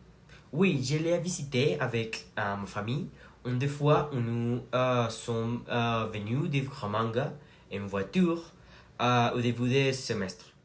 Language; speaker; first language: French; non-native, learner; Spanish